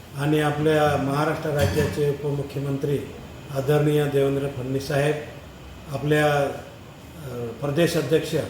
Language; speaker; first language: Marathi; non-native, local second language; Bhili